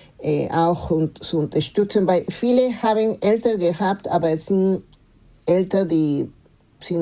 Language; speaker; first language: German; non-native, fluent; Spanish